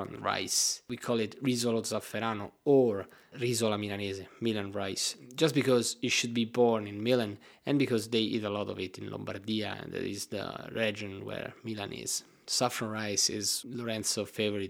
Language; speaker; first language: English; non-native, fluent; Italian